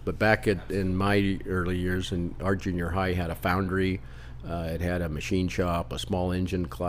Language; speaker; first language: English; native; English